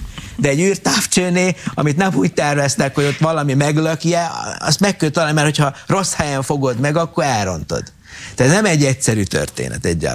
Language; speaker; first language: Hungarian; native; Hungarian